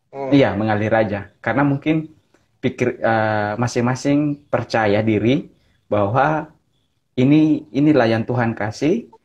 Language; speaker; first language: Indonesian; native; Indonesian